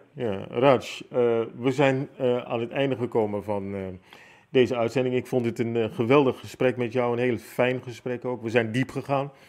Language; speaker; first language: Dutch; native; Dutch